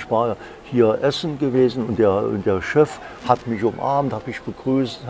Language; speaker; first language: German; native; German